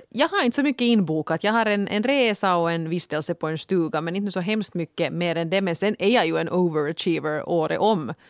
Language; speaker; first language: Swedish; native; Swedish